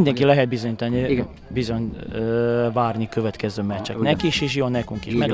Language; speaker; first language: Hungarian; non-native, learner; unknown